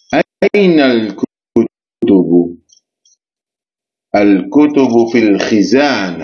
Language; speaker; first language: Arabic; non-native, learner; Indonesian